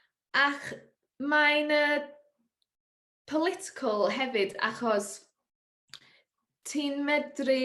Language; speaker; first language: Welsh; non-native, learner; English